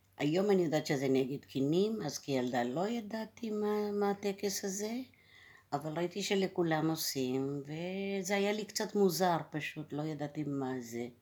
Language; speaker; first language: Hebrew; early bilingual, other home language; Malayalam